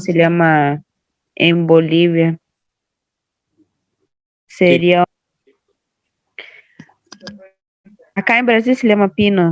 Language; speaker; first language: Spanish; non-native, fluent; Portuguese